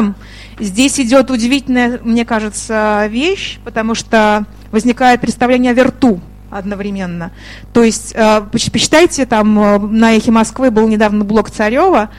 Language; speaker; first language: Russian; native; Russian